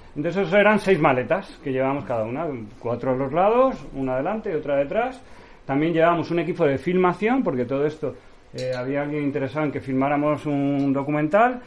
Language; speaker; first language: Spanish; native; Spanish